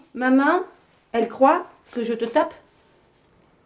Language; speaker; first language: French; native; French